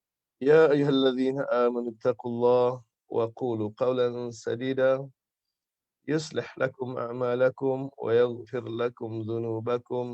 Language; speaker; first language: Arabic; non-native, fluent; Malay